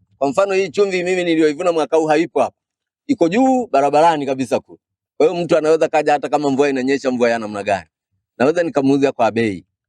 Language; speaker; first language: Swahili; non-native, local second language; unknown